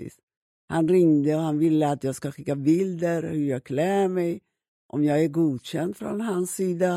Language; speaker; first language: Swedish; non-native, fluent; Persian